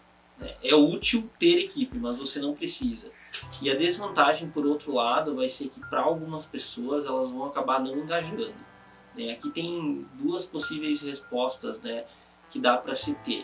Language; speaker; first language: Portuguese; native; Portuguese